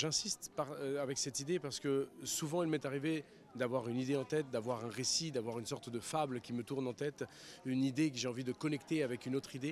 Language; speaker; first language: French; early bilingual, heritage; Spanish